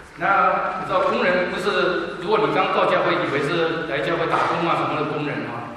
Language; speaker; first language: Chinese; non-native, local second language; Hakka Chinese